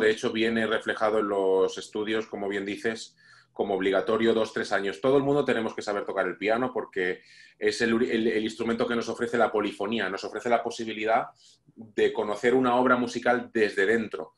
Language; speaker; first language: Spanish; native; Spanish